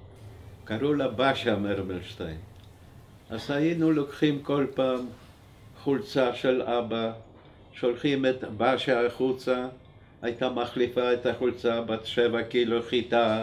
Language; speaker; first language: Hebrew; non-native, fluent; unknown